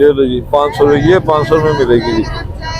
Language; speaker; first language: Hindi; non-native, local second language; Punjabi